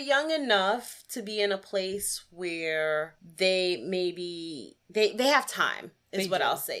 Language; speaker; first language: English; native; English